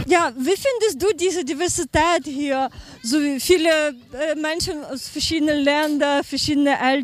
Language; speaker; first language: German; non-native, learner; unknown